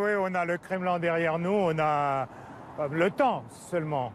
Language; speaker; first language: French; non-native, fluent; Russian